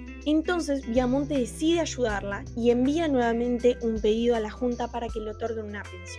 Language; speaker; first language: Spanish; native; Spanish